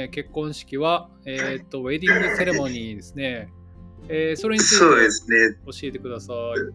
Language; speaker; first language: Japanese; native; Japanese